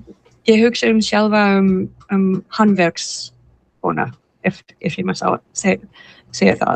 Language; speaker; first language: Icelandic; non-native, fluent; English